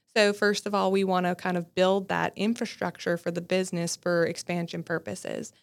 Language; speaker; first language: English; native; English